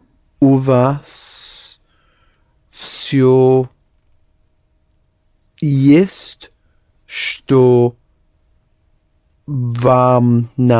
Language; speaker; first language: Russian; non-native, learner; English